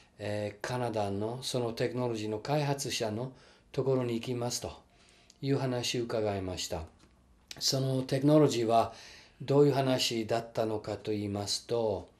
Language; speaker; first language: Japanese; non-native, fluent; English